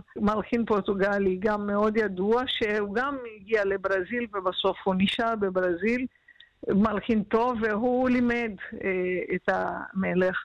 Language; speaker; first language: Hebrew; non-native, fluent; Portuguese